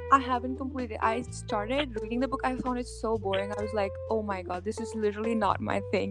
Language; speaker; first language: English; non-native, local second language; Punjabi